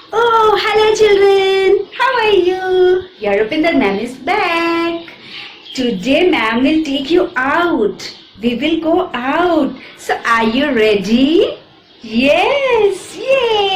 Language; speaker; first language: English; non-native, local second language; Hindi